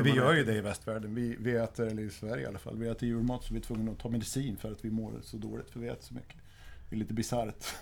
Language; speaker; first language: Swedish; native; Swedish